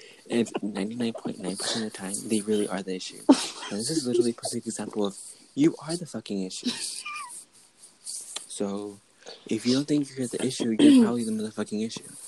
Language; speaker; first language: English; early bilingual, other home language; Spanish